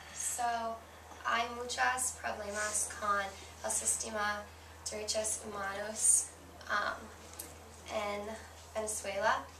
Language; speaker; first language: Spanish; non-native, learner; English